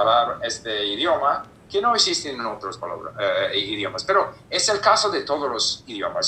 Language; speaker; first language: Spanish; non-native, fluent; English